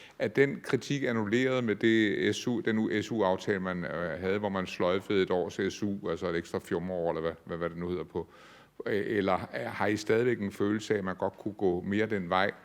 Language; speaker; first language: Danish; native; Danish